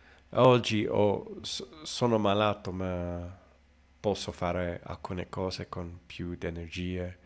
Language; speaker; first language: Italian; non-native, learner; English